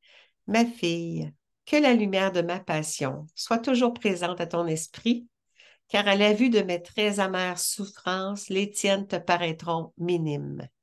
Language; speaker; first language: French; native; French